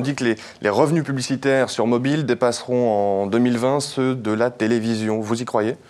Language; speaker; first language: French; native; French